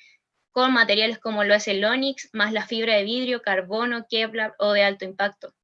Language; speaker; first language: Spanish; native; Spanish